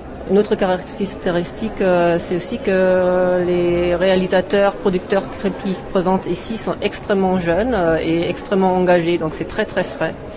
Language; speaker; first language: French; non-native, fluent; German